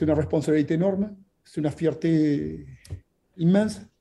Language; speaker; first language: French; non-native, fluent; Spanish